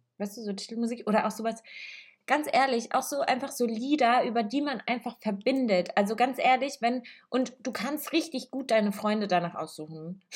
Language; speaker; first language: German; early bilingual, other home language; Italian